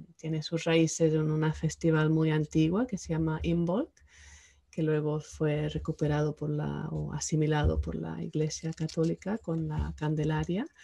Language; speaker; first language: Spanish; non-native, local second language; English